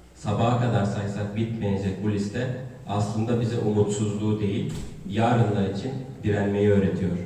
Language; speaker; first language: Turkish; native; Turkish